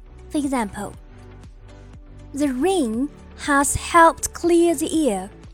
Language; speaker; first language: English; non-native, fluent; Chinese